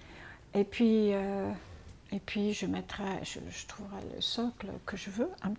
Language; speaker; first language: French; non-native, fluent; English